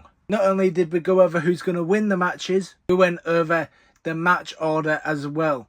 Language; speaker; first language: English; native; English